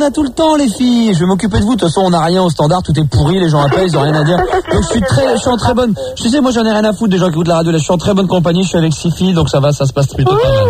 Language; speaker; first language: French; native; French